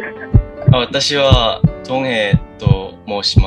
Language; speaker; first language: Japanese; non-native, learner; Korean